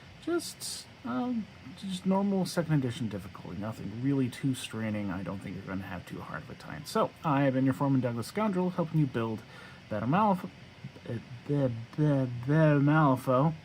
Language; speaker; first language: English; native; English